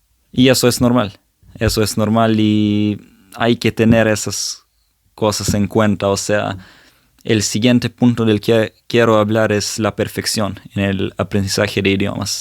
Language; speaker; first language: Spanish; non-native, fluent; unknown